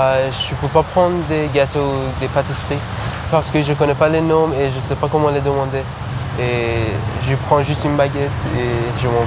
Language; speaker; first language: French; non-native, learner; Persian